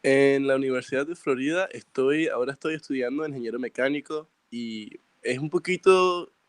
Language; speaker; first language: Spanish; early bilingual, heritage; Spanish